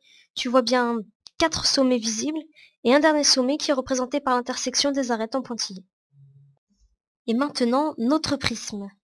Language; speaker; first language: French; native; French